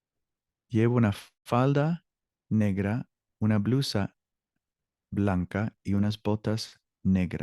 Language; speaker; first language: Spanish; non-native, fluent; English